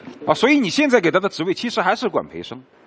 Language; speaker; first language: Chinese; native; Chinese